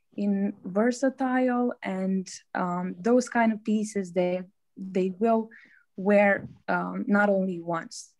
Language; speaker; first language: English; non-native, fluent; Romanian